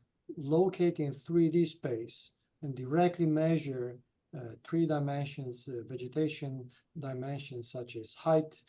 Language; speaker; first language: English; non-native, fluent; Romanian